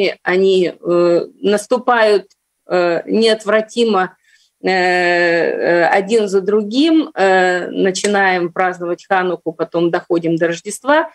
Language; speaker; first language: Russian; native; Russian